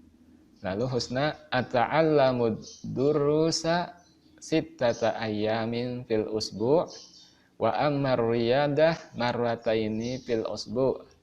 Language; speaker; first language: Arabic; non-native, fluent; Indonesian